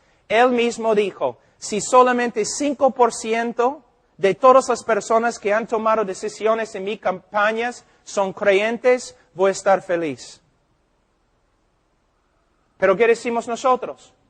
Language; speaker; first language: Spanish; non-native, fluent; English